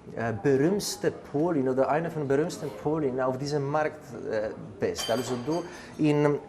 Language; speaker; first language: German; non-native, fluent; Polish